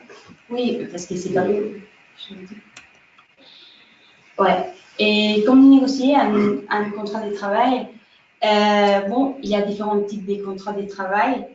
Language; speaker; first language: French; non-native, fluent; Spanish